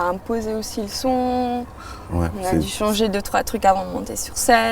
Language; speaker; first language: French; native; French